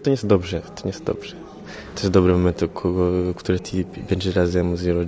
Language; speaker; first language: Polish; non-native, learner; Kinyarwanda